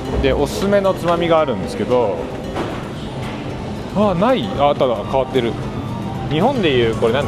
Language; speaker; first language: Japanese; native; Japanese